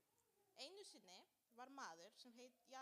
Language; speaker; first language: Icelandic; non-native, learner; Spanish